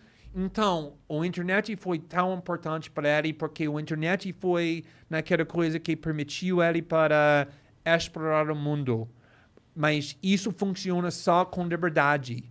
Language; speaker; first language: Portuguese; non-native, fluent; English